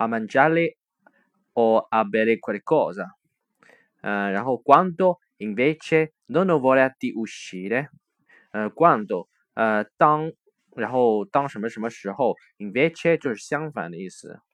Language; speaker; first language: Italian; non-native, learner; Chinese